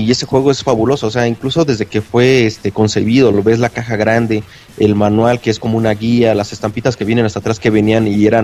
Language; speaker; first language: Spanish; native; Spanish